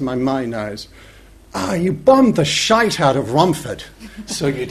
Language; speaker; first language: English; native; English